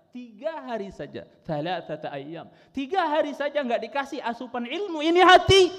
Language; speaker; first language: Indonesian; non-native, local second language; Sundanese